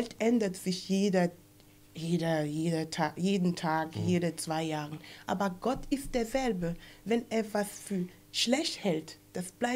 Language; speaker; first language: German; non-native, fluent; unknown